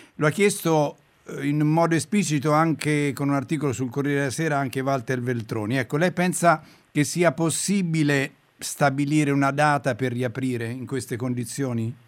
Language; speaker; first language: Italian; native; Italian